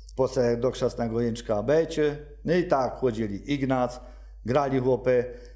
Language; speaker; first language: Polish; native; Polish